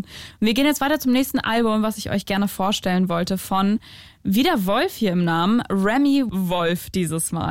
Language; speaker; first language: German; native; German